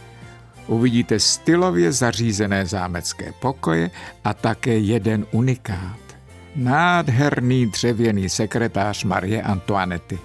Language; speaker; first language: Czech; native; Czech